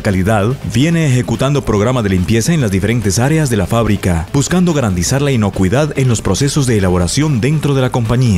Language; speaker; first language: Spanish; native; Spanish